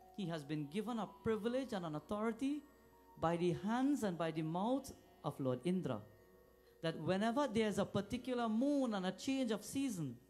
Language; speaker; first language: English; native; English